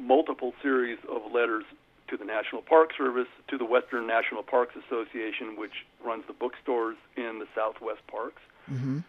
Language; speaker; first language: English; native; English